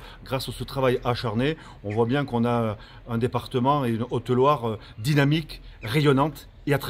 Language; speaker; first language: French; native; French